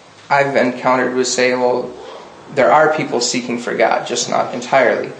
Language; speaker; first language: English; native; English